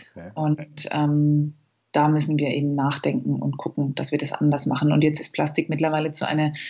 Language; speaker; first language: German; native; German